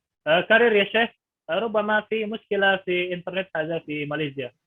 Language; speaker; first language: Arabic; non-native, fluent; Indonesian